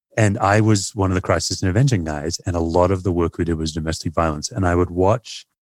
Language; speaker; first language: English; native; English